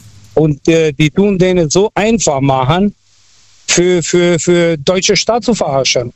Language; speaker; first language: German; non-native, local second language; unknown